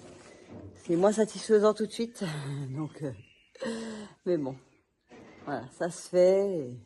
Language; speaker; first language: French; native; French